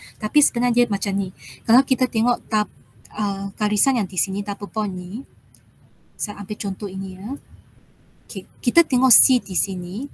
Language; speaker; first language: Malay; non-native, local second language; Chinese